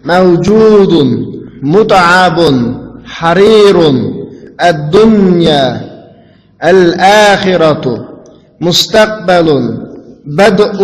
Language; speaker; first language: Arabic; non-native, fluent; Uyghur